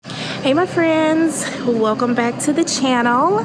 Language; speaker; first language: English; native; English